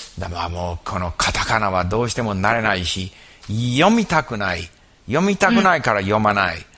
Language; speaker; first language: Japanese; non-native, fluent; English